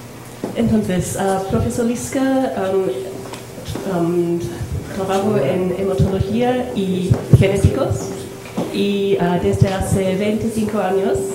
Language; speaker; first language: Spanish; non-native, learner; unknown